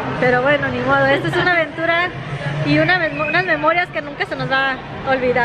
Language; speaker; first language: Spanish; early bilingual, heritage; Spanish